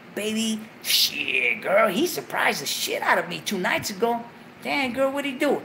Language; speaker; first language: English; early bilingual, other home language; Spanish